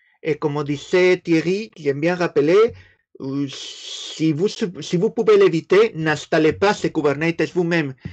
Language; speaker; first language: French; non-native, fluent; Spanish